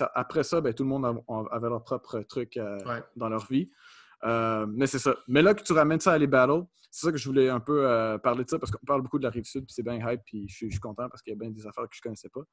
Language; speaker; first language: French; native; French